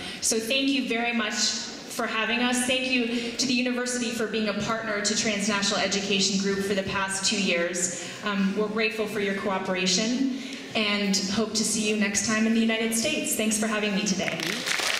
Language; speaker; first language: English; native; English